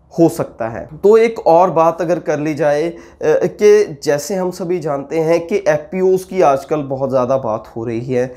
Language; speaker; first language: Hindi; non-native, local second language; Punjabi